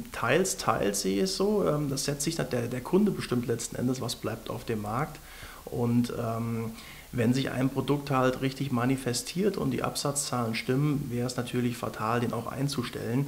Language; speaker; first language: German; native; German